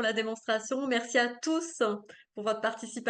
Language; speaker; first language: French; native; French